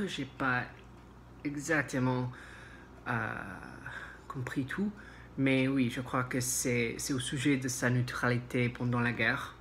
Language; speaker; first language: French; non-native, learner; English